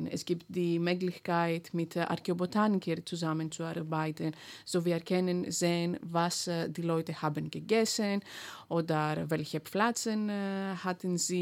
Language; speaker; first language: German; non-native, fluent; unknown